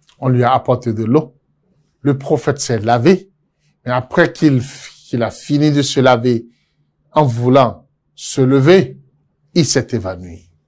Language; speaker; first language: French; non-native, local second language; Yoruba